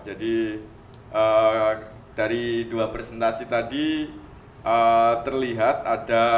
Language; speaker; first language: Indonesian; non-native, local second language; Javanese